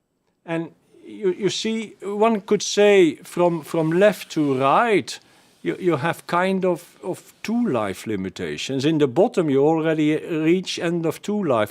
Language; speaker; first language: English; non-native, fluent; Dutch